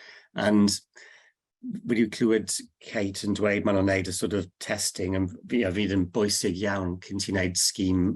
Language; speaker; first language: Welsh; non-native, learner; English